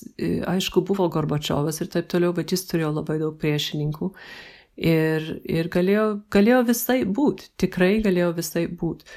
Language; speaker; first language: Lithuanian; early bilingual, heritage; Lithuanian